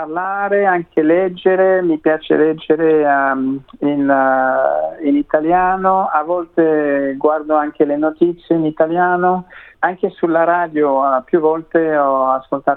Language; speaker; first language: Italian; non-native, fluent; French